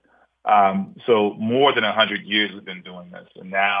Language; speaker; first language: English; native; English